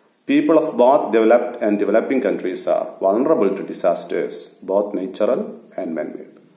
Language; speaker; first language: English; non-native, local second language; Malayalam